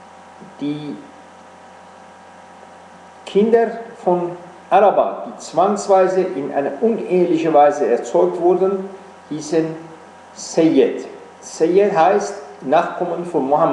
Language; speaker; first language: German; non-native, fluent; Persian